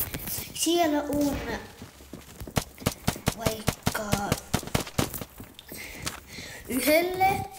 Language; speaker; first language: Finnish; early bilingual, other home language; Russian